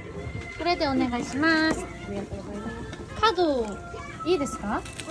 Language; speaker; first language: Japanese; non-native, learner; Korean